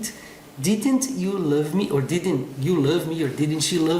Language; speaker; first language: English; non-native, fluent; Portuguese